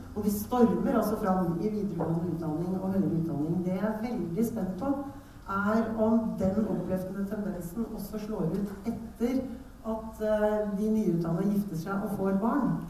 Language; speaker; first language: Norwegian; native; Norwegian